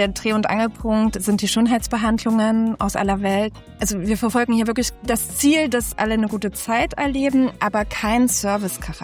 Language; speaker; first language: German; native; German